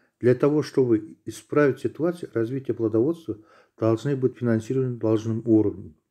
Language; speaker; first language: Russian; non-native, local second language; Kazakh